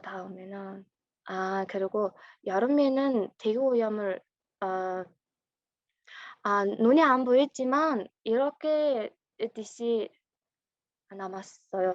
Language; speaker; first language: Korean; non-native, learner; Mongolian